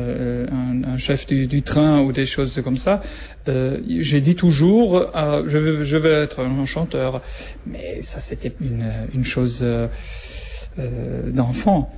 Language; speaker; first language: French; non-native, learner; German